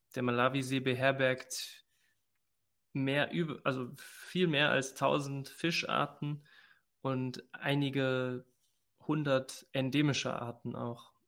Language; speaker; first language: German; early bilingual, other home language; Spanish